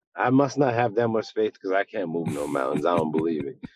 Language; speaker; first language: English; native; English